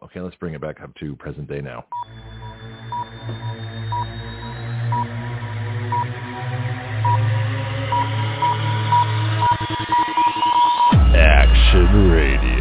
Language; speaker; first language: English; native; English